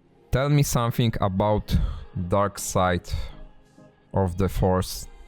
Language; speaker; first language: English; non-native, learner; Polish